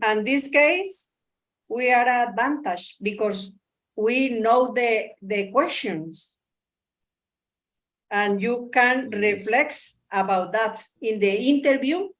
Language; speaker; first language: English; non-native, learner; Spanish